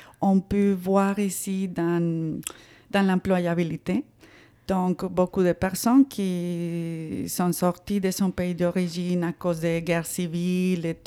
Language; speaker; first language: French; non-native, fluent; Spanish